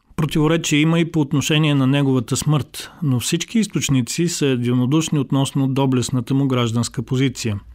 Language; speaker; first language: Bulgarian; native; Bulgarian